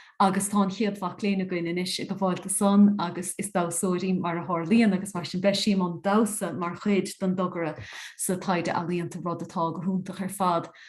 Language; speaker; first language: Irish; native; Irish